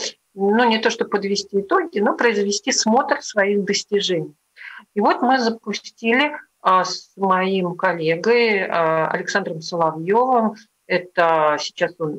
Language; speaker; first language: Russian; native; Russian